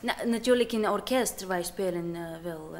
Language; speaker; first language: Dutch; non-native, learner; Bulgarian